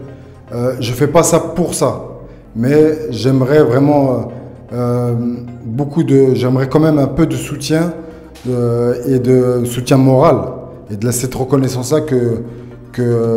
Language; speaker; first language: French; early bilingual, other home language; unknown